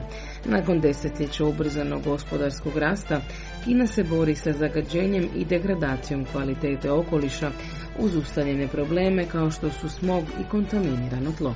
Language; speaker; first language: Croatian; native; Croatian